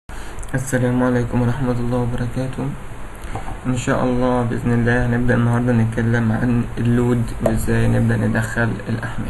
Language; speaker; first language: Arabic; native; Arabic